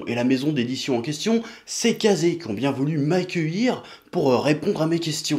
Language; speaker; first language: French; native; French